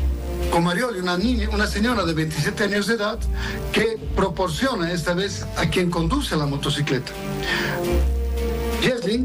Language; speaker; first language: Spanish; native; Spanish